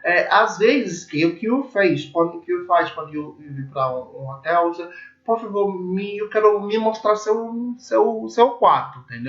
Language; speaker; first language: Portuguese; non-native, learner; English